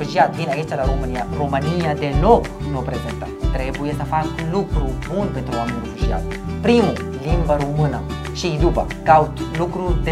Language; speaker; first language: Romanian; non-native, learner; Arabic